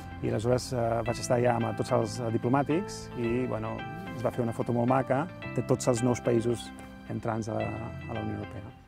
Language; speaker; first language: Catalan; non-native, fluent; Greek